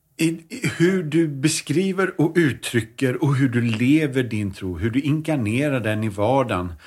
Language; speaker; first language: Swedish; native; Swedish